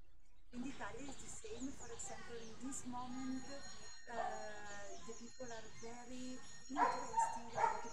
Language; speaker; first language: English; non-native, learner; Italian